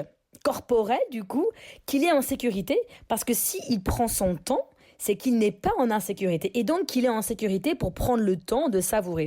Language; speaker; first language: French; native; French